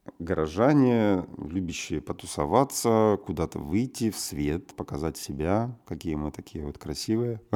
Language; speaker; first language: Russian; native; Russian